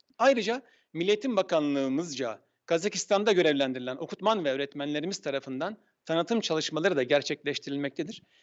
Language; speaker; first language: Turkish; native; Turkish